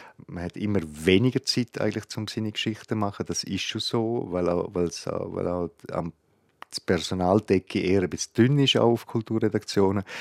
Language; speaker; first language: German; native; German